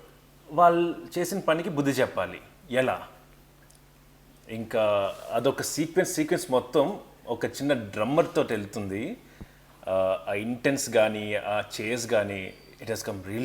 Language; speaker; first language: Telugu; native; Telugu